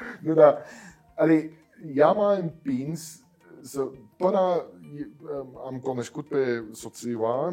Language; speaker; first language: Romanian; non-native, learner; Dutch